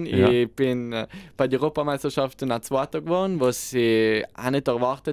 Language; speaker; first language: German; non-native, local second language; Italian